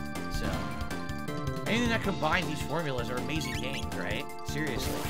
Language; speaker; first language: English; native; English